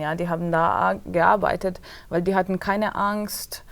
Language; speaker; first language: German; non-native, fluent; Slovenian